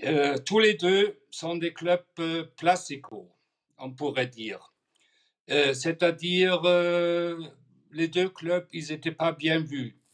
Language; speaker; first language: French; non-native, fluent; German